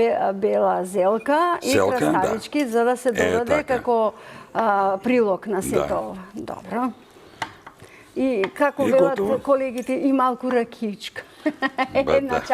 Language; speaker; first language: Macedonian; native; Macedonian